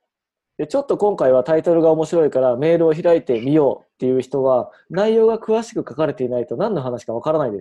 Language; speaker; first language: Japanese; native; Japanese